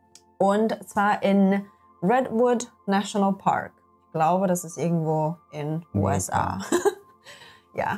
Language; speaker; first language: German; non-native, learner; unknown